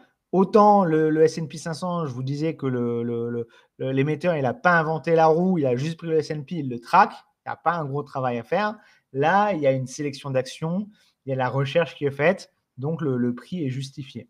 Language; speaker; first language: French; native; French